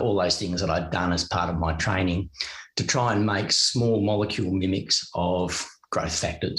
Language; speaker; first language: English; native; English